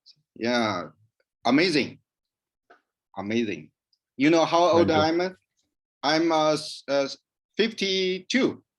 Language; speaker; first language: English; non-native, learner; Chinese